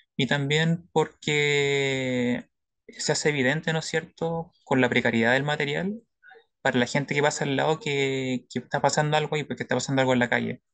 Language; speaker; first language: Spanish; native; Spanish